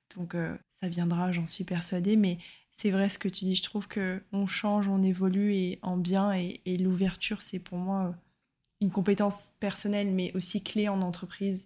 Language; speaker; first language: French; native; French